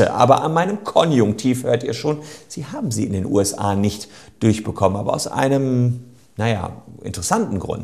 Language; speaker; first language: German; native; German